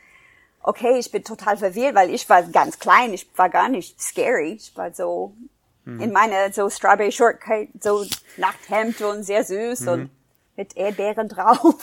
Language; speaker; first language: German; non-native, fluent; English